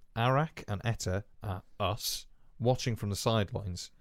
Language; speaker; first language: English; non-native, local second language; Welsh